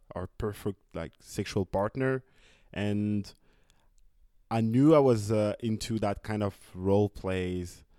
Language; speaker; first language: English; non-native, fluent; French